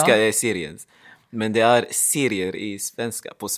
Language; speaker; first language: Swedish; non-native, fluent; Arabic